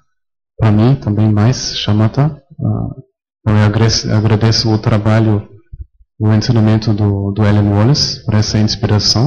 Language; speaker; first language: Portuguese; non-native, fluent; German